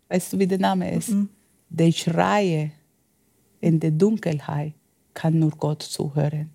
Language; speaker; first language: German; non-native, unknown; Spanish